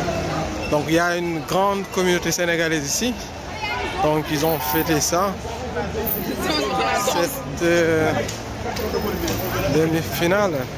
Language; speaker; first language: French; non-native, local second language; Wolof